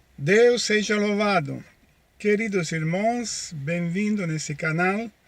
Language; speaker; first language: Portuguese; non-native, fluent; Italian